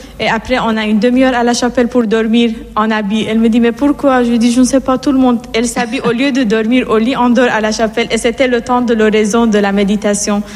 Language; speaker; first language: French; non-native, fluent; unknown